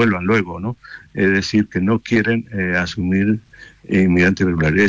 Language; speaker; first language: Spanish; native; Spanish